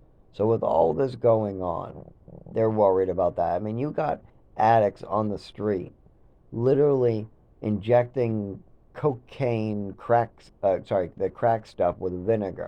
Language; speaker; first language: English; native; English